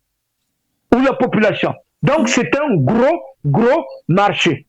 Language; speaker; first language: French; non-native, local second language; Lingala